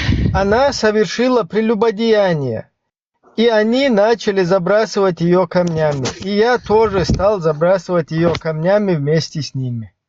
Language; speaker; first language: Russian; native; Russian